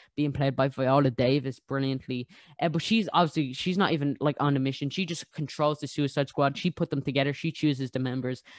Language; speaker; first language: English; native; English